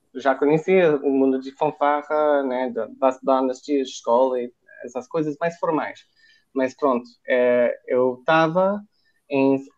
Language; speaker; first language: Portuguese; non-native, fluent; English